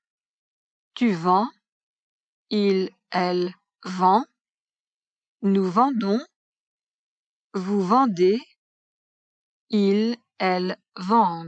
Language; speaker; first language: French; native; French